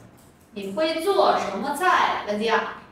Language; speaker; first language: Chinese; non-native, fluent; Vietnamese